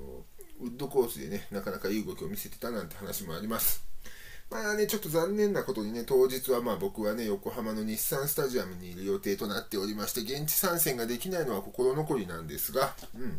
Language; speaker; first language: Japanese; native; Japanese